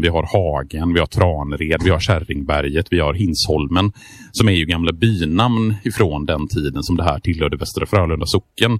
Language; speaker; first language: Swedish; native; Swedish